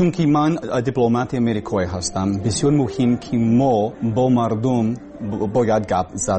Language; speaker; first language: Persian; non-native, learner; English